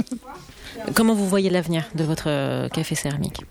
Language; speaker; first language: French; native; French